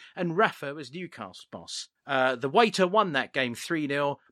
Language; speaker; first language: English; native; English